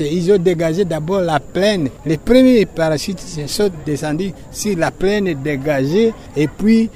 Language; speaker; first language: French; non-native, local second language; Swahili